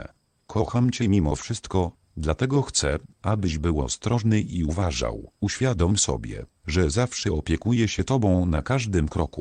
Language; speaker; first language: Polish; native; Polish